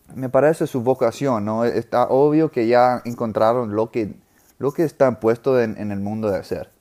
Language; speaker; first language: Spanish; non-native, fluent; English